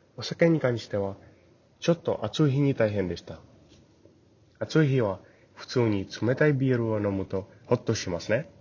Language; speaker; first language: Japanese; non-native, learner; English